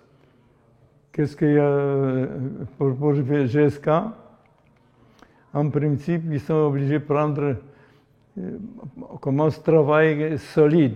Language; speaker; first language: French; non-native, learner; Polish